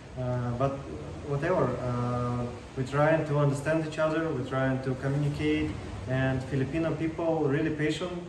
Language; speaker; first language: English; non-native, learner; Russian